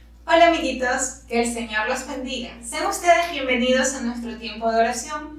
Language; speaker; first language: Spanish; native; Spanish